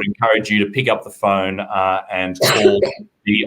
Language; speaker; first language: English; native; English